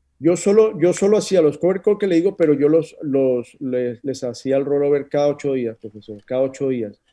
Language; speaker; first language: Spanish; native; Spanish